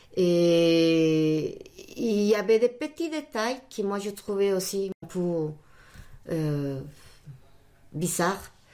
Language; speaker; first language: French; non-native, fluent; Spanish